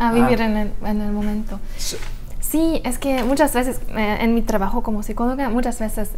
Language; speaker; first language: Spanish; non-native, fluent; German